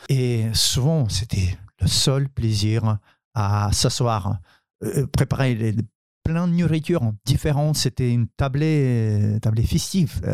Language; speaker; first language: French; non-native, fluent; Ukrainian